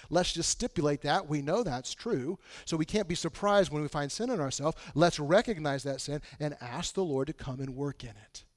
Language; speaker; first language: English; native; English